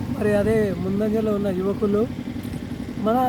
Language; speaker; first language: Telugu; native; Telugu